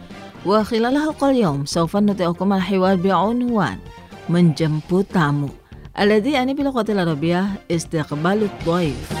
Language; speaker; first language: Arabic; non-native, fluent; Indonesian